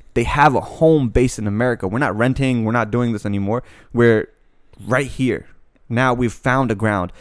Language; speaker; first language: English; native; English